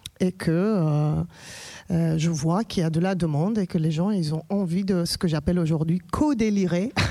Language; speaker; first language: French; non-native, fluent; Persian